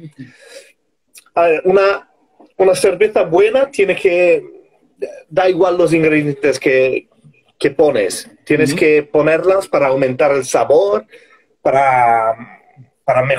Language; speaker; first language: Spanish; non-native, fluent; English